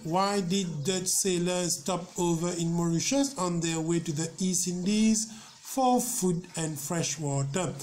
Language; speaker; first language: English; non-native, local second language; Morisyen